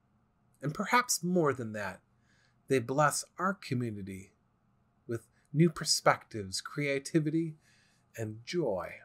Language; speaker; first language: English; native; English